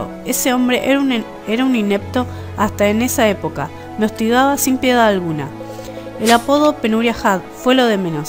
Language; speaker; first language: Spanish; native; Spanish